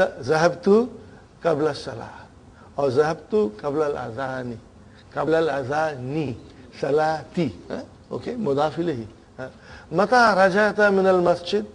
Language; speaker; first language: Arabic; non-native, fluent; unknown